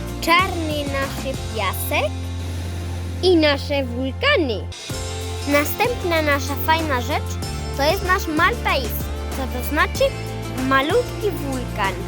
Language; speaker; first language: Polish; early bilingual, heritage; Polish